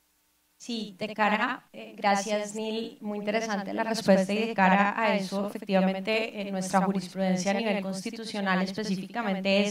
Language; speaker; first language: Spanish; native; Spanish